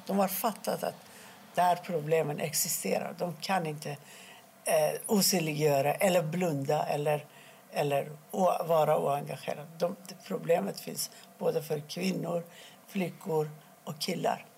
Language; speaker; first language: Swedish; non-native, fluent; Persian